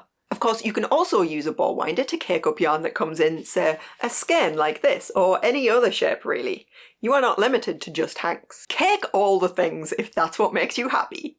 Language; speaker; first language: English; native; English